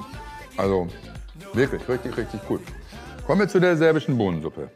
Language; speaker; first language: German; native; German